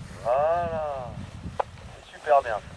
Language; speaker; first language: French; native; French